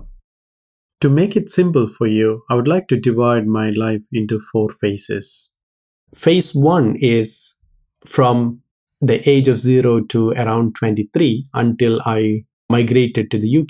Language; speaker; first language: English; non-native, local second language; Malayalam